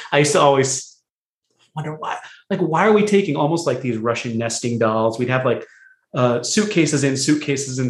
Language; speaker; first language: English; native; English